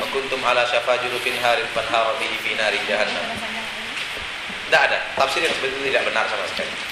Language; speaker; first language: Indonesian; non-native, local second language; Minangkabau